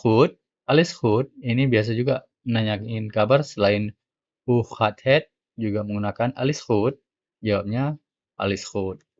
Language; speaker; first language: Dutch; non-native, learner; Indonesian